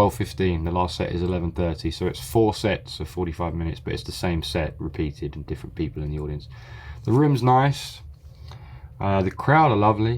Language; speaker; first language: English; native; English